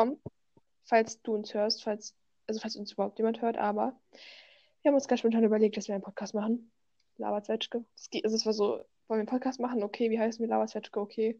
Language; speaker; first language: German; native; German